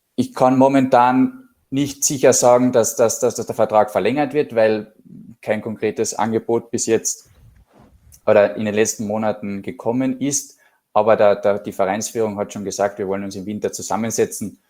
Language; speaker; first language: German; native; German